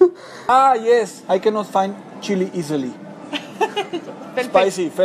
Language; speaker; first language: English; non-native, fluent; Spanish